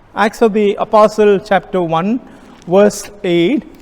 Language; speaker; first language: English; non-native, local second language; Kannada